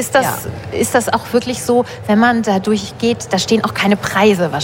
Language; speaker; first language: German; native; German